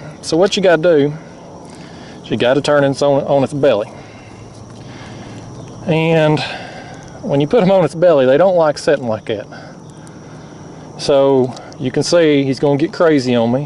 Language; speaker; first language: English; native; English